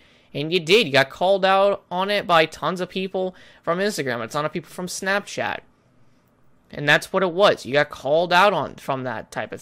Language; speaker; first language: English; native; English